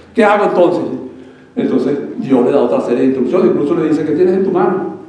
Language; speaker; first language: Spanish; native; Spanish